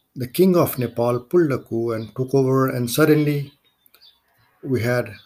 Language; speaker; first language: English; non-native, local second language; Maithili